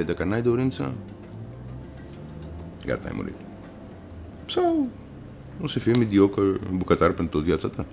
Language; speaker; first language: Romanian; non-native, learner; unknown